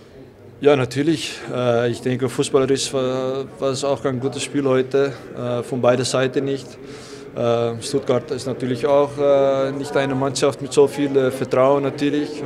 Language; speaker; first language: German; non-native, fluent; Dutch